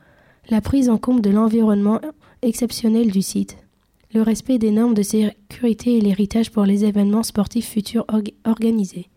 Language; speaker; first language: French; native; French